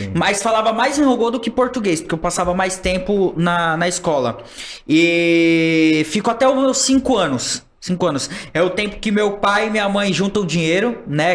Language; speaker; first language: Portuguese; native; Portuguese